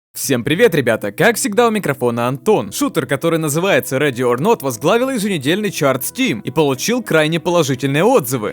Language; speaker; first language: Russian; native; Russian